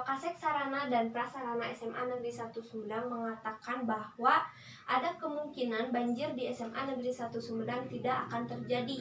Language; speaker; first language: Indonesian; native; Indonesian